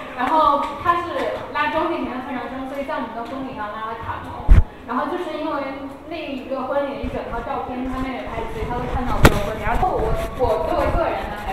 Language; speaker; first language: Chinese; non-native, local second language; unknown